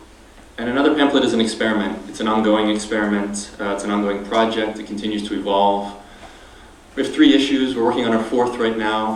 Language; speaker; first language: English; native; English